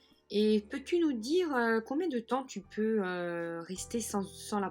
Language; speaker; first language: French; native; French